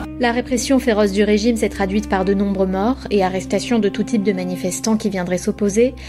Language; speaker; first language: French; native; French